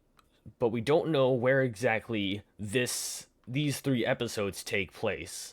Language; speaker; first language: English; native; English